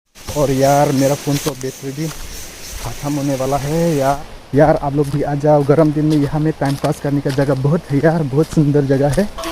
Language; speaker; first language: Hindi; non-native, local second language; Karbi